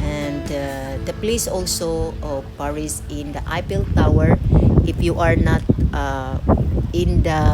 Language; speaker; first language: English; non-native, local second language; Cebuano